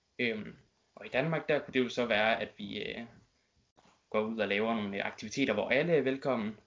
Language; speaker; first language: Danish; native; Danish